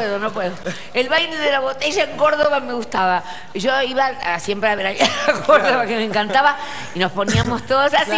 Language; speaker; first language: Spanish; native; Spanish